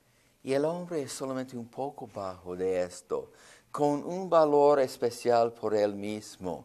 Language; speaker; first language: Spanish; non-native, fluent; English